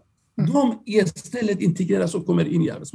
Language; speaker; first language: Swedish; non-native, fluent; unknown